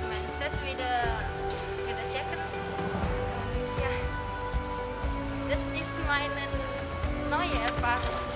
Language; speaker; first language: German; non-native, learner; Indonesian